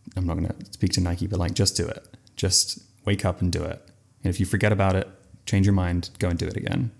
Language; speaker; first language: English; native; English